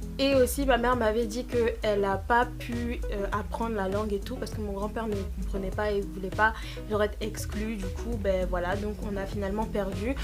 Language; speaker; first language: French; native; French